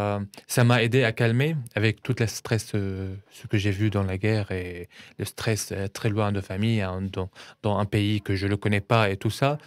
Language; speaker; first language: French; non-native, fluent; Arabic